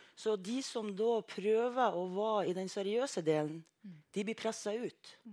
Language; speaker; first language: Norwegian; native; Norwegian